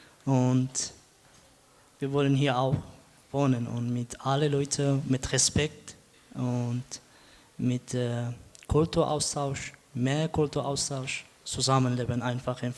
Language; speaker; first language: German; non-native, learner; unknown